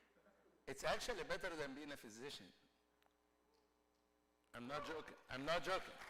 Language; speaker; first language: English; non-native, fluent; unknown